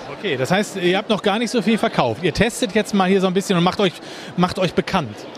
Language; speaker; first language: German; native; German